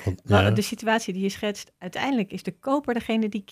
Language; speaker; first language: Dutch; native; Dutch